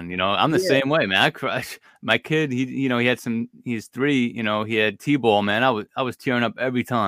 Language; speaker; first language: English; native; English